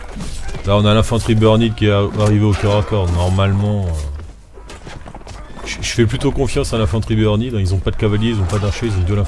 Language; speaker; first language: French; native; French